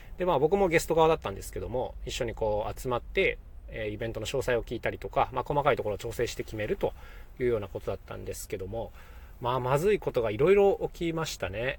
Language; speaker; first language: Japanese; native; Japanese